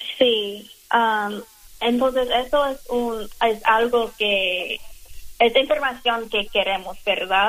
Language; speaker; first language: Spanish; non-native, fluent; English